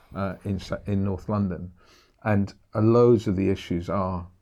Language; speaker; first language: English; native; English